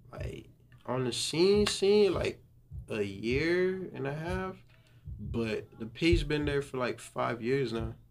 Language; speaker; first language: English; early bilingual, other home language; Haitian Creole